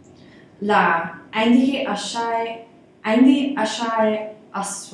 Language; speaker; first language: Arabic; non-native, learner; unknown